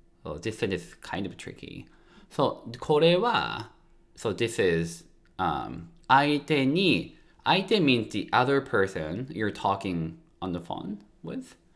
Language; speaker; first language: English; non-native, fluent; Japanese